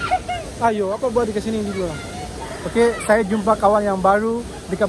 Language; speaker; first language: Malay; non-native, learner; Bangla